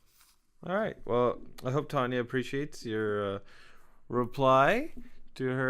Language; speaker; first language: English; native; English